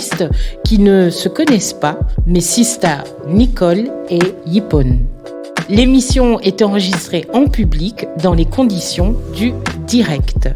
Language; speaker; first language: French; native; French